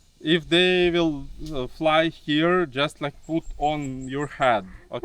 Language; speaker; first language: English; non-native, learner; Russian